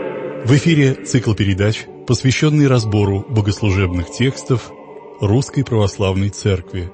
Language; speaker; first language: Russian; native; Russian